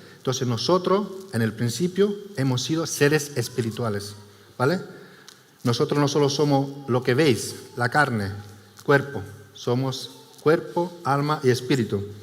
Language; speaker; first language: Spanish; non-native, fluent; Romanian